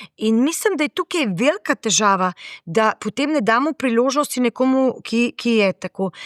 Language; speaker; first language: Slovenian; native; Slovenian